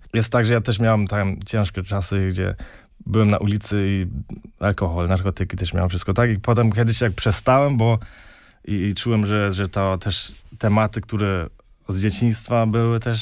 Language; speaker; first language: Polish; early bilingual, heritage; Polish